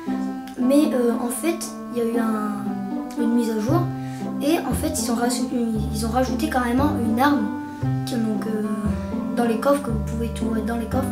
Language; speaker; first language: French; native; French